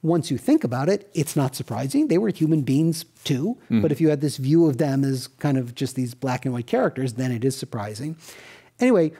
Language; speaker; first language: English; native; English